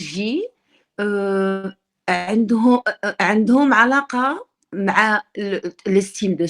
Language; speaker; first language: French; non-native, local second language; Arabic